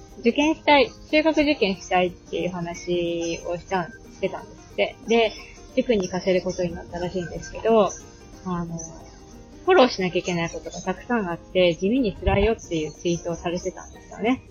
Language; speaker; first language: Japanese; native; Japanese